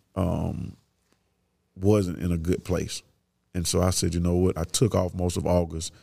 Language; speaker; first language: English; native; English